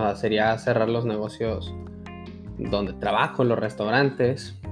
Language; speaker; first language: Spanish; early bilingual, heritage; Spanish